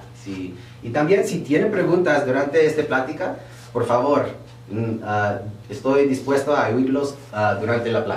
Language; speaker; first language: Spanish; early bilingual, heritage; Spanish